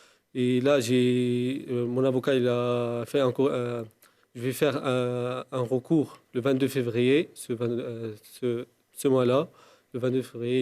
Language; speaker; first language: French; non-native, local second language; Arabic